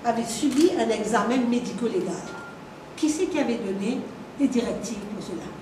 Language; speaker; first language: French; non-native, local second language; Morisyen